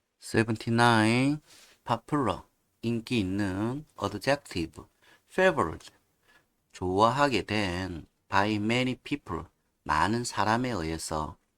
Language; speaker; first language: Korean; native; Korean